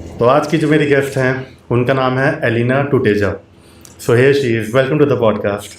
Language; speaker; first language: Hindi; native; Hindi